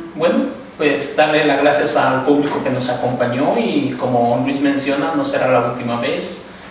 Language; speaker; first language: Spanish; native; Spanish